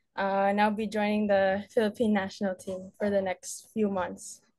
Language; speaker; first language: English; native; English